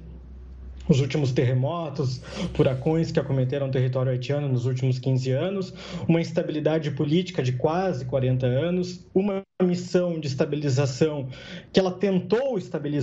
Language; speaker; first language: Portuguese; native; Portuguese